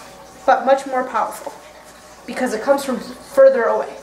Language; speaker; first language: English; native; English